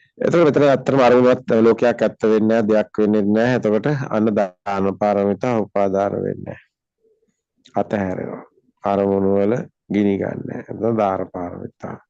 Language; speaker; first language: Sinhala; native; Sinhala